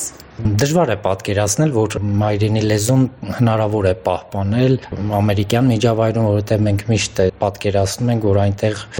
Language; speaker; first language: Armenian; native; Armenian